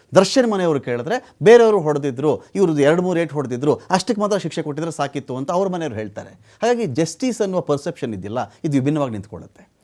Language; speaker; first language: Kannada; native; Kannada